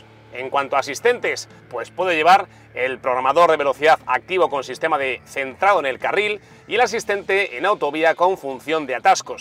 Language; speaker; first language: Spanish; native; Spanish